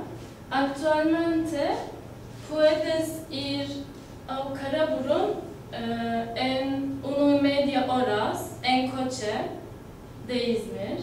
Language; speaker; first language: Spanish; non-native, learner; Turkish